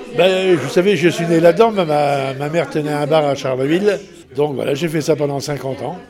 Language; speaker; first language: French; native; French